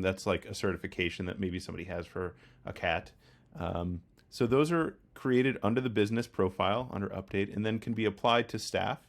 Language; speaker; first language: English; native; English